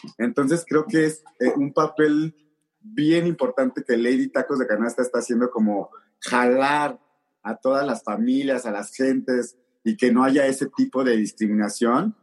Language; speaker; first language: Spanish; native; Spanish